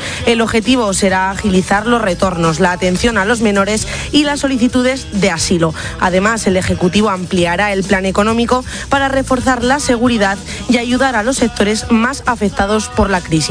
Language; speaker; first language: Spanish; native; Spanish